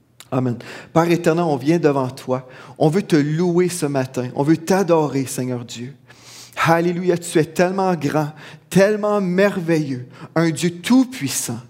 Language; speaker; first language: French; native; French